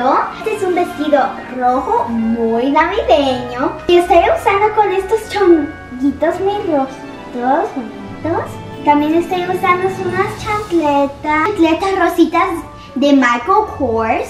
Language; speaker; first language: Spanish; early bilingual, other home language; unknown